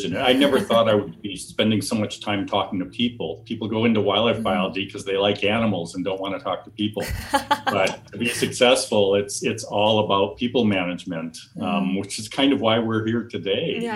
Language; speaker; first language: English; native; English